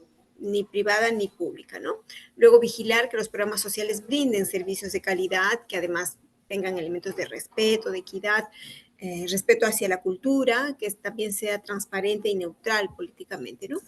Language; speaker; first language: Spanish; native; Spanish